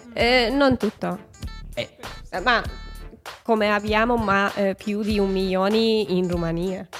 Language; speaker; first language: Italian; non-native, learner; Hungarian